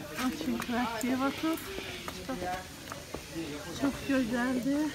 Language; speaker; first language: Russian; non-native, fluent; Azerbaijani